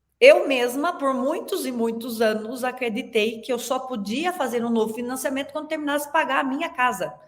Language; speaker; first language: Portuguese; native; Portuguese